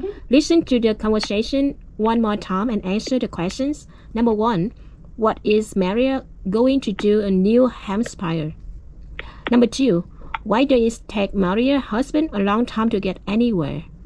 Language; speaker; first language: English; non-native, learner; Vietnamese